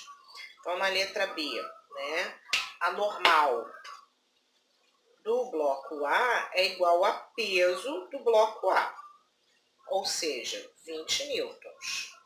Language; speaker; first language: Portuguese; native; Portuguese